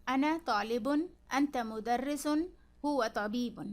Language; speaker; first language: Arabic; non-native, fluent; Urdu